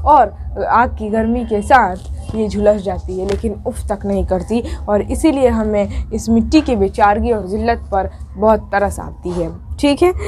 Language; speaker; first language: Hindi; native; Hindi